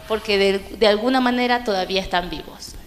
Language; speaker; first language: Spanish; native; Spanish